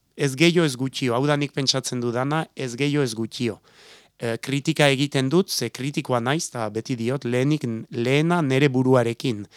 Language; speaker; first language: Basque; native; Basque